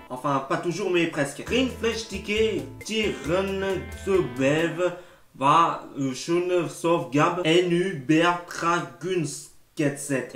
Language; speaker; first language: French; native; French